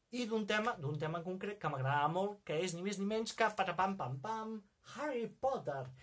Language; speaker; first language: Catalan; non-native, local second language; Spanish